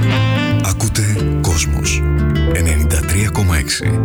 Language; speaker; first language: Greek; native; Greek